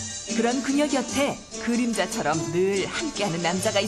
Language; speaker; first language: Korean; native; Korean